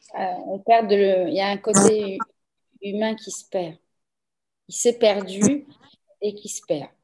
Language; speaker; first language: French; early bilingual, other home language; Portuguese